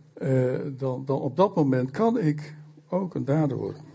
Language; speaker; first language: Dutch; native; Dutch